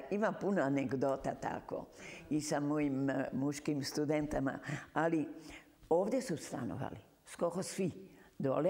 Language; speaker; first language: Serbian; early bilingual, heritage; Serbian